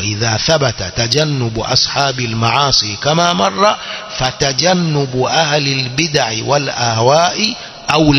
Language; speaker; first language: Arabic; non-native, fluent; Swahili